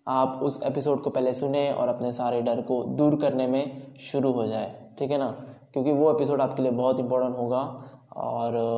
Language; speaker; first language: Hindi; non-native, local second language; Marathi